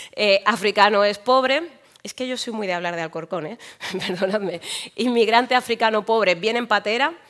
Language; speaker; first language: Spanish; native; Spanish